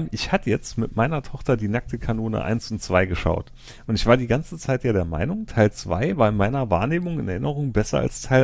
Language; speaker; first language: German; native; German